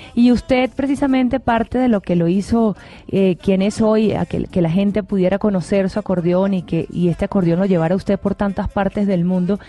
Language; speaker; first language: Spanish; native; Spanish